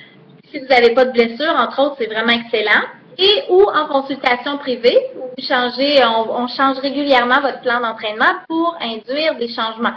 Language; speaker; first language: French; native; French